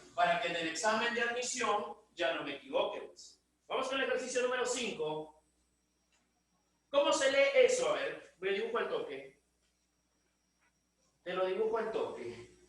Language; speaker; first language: Spanish; native; Spanish